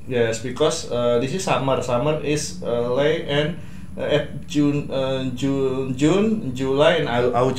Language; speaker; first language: English; non-native, learner; Indonesian